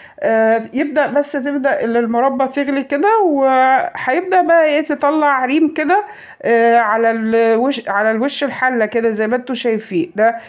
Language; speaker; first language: Arabic; native; Arabic